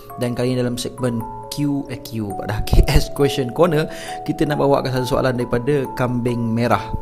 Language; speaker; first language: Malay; native; Malay